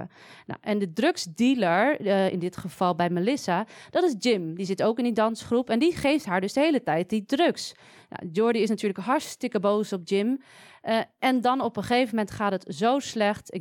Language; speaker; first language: Dutch; native; Dutch